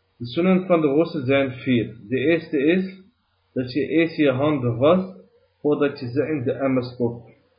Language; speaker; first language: Dutch; early bilingual, other home language; Arabic